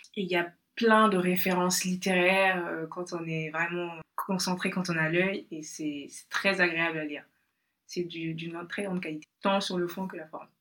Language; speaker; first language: French; non-native, local second language; Bambara